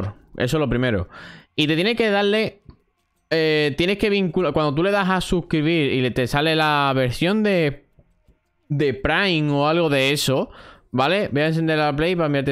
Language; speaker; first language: Spanish; native; Spanish